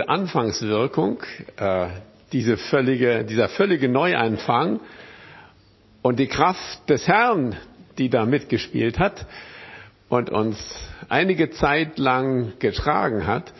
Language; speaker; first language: German; non-native, fluent; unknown